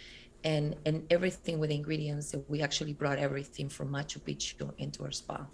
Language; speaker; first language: English; non-native, fluent; Spanish